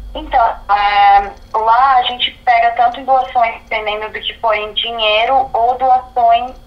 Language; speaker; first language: Portuguese; early bilingual, other home language; Arabic